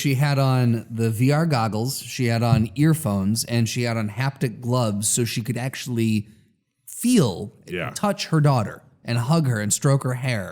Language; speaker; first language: English; native; English